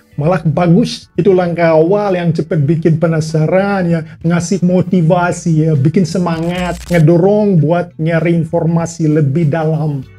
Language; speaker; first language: Indonesian; non-native, fluent; Russian